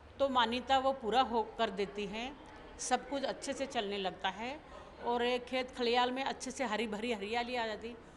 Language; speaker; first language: Hindi; non-native, local second language; Bhili